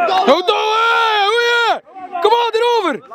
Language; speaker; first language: Dutch; native; Dutch